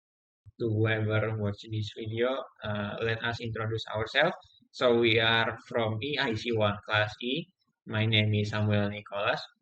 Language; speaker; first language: English; non-native, learner; Indonesian